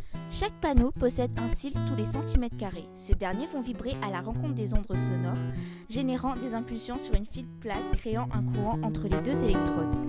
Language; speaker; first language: French; native; French